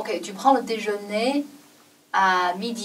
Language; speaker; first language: French; non-native, fluent; Chinese